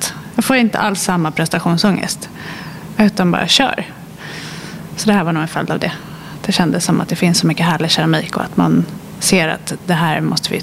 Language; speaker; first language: Swedish; native; Swedish